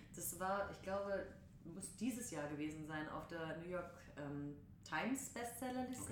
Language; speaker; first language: German; native; German